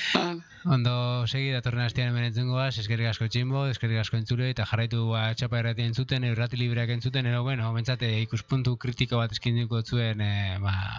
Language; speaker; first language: Basque; native; Basque